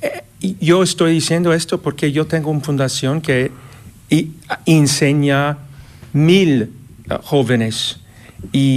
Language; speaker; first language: Spanish; non-native, fluent; English